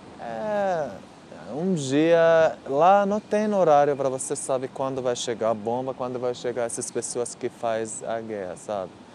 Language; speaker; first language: Portuguese; non-native, learner; Arabic